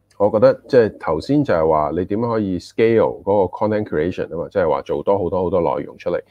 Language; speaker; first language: Cantonese; early bilingual, heritage; Cantonese